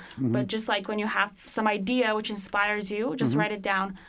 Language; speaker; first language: English; non-native, fluent; Bulgarian